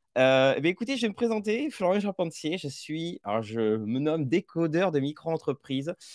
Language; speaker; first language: French; native; French